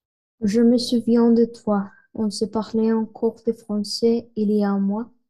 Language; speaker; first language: French; non-native, learner; Spanish